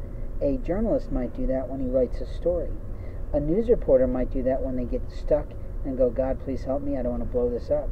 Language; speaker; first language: English; native; English